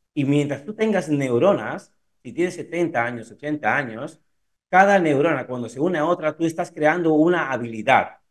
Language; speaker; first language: Spanish; native; Spanish